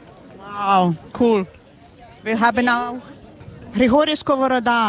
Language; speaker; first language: German; non-native, learner; Ukrainian